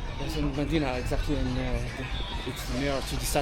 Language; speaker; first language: English; non-native, learner; Arabic